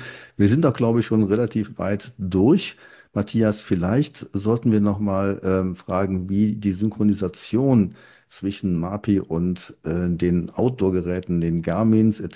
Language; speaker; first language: German; native; German